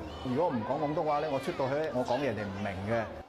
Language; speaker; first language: Cantonese; early bilingual, other home language; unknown